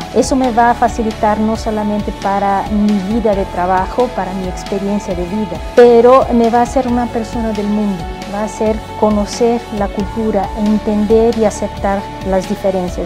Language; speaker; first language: Spanish; non-native, fluent; English